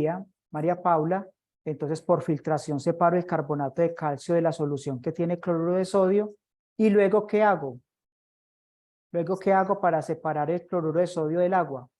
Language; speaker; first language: Spanish; native; Spanish